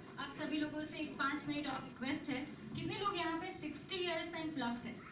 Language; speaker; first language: Hindi; non-native, local second language; Gujarati